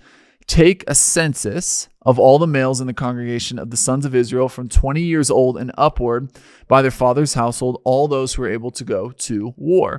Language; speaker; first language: English; native; English